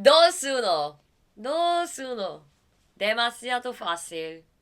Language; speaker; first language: Spanish; non-native, learner; Korean